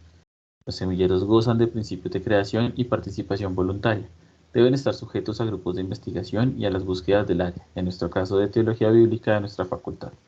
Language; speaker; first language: Spanish; native; Spanish